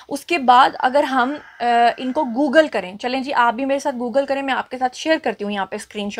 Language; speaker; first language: Urdu; native; Urdu